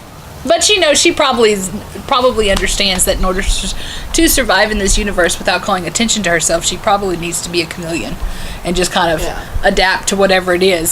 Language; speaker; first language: English; native; English